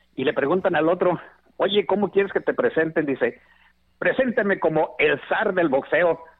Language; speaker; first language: Spanish; native; Spanish